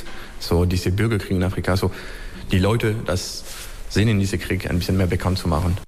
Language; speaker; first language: German; non-native, learner; French